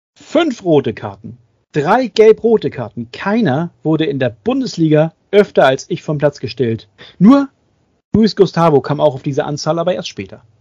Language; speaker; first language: German; native; German